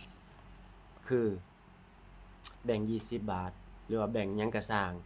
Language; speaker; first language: Thai; non-native, local second language; Lao